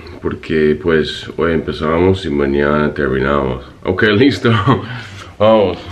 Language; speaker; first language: Spanish; non-native, fluent; English